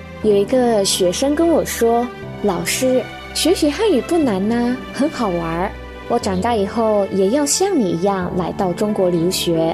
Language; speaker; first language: Chinese; non-native, fluent; Indonesian